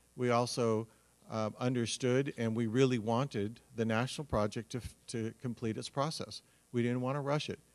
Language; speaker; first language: English; native; English